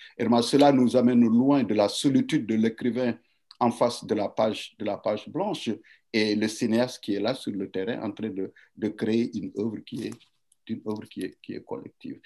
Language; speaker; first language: French; non-native, local second language; Wolof